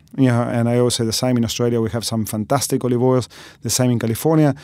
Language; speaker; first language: English; non-native, fluent; Spanish